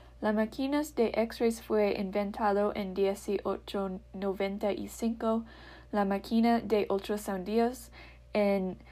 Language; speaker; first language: Spanish; non-native, learner; English